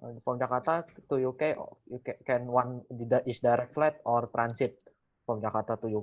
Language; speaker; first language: English; non-native, learner; Indonesian